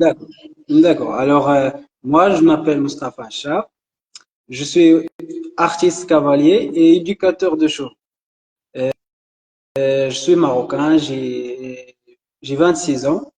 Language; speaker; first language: French; non-native, local second language; Arabic